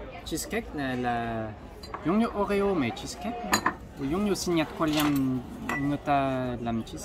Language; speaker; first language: Vietnamese; early bilingual, heritage; Vietnamese